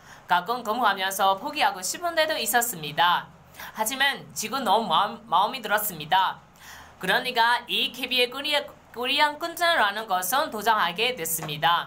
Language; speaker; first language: Korean; non-native, learner; Burmese